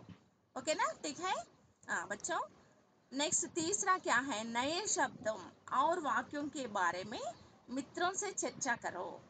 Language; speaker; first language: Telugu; native; Telugu